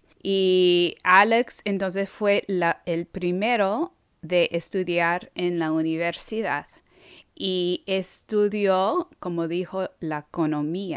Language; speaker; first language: Spanish; non-native, fluent; English